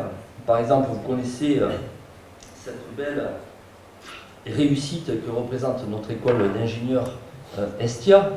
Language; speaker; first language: French; native; French